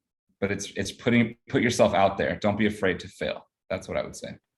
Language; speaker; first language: English; native; English